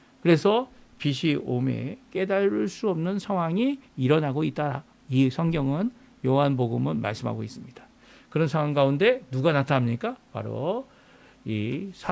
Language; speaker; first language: Korean; native; Korean